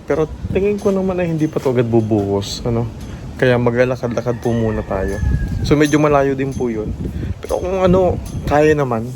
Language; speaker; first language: Filipino; native; Filipino